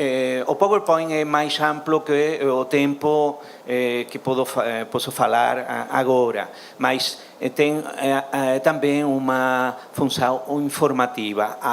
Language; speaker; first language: Portuguese; non-native, learner; Spanish